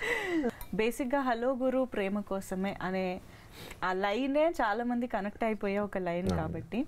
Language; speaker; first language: Telugu; native; Telugu